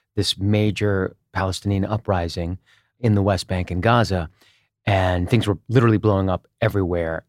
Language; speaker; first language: English; early bilingual, other home language; Hebrew